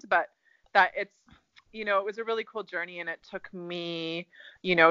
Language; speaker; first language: English; native; English